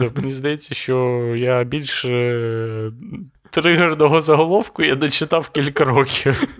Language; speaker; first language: Ukrainian; non-native, local second language; Russian